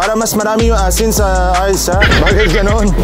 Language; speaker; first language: Filipino; non-native, learner; Arabic